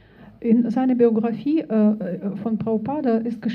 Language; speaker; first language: German; non-native, fluent; Russian